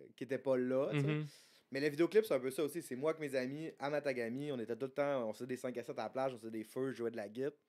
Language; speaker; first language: French; native; French